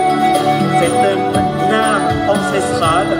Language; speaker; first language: French; non-native, fluent; Thai